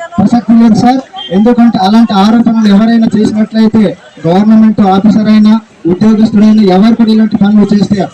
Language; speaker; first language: Telugu; native; Telugu